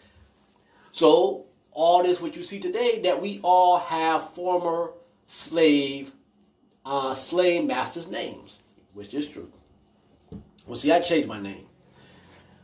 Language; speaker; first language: English; native; English